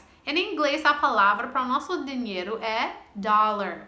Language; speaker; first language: Portuguese; non-native, fluent; English